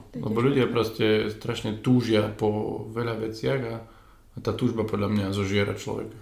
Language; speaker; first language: Slovak; native; Slovak